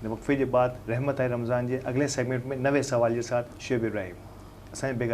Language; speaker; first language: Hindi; non-native, local second language; Memoni